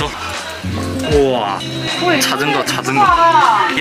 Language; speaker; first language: Korean; non-native, fluent; Chinese